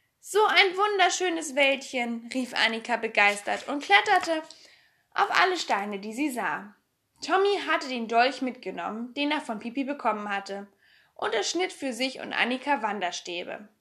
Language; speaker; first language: German; native; German